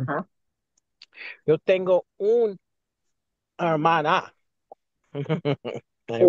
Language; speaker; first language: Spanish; non-native, learner; English